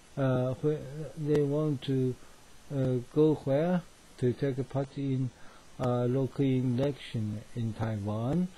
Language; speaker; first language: English; non-native, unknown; Chinese